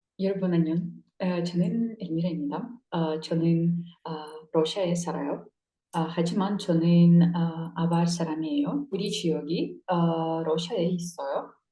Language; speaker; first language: Korean; non-native, learner; Russian